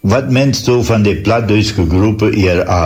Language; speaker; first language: German; non-native, learner; Low German